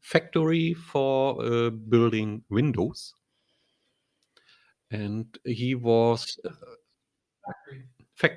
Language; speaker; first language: English; non-native, learner; German